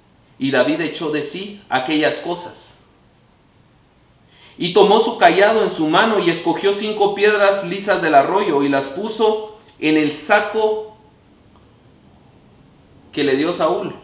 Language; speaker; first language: Spanish; native; Spanish